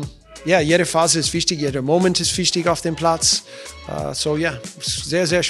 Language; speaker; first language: German; non-native, learner; English